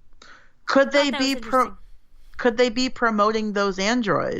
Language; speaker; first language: English; native; English